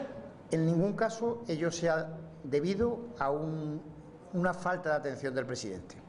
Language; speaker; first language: Spanish; native; Spanish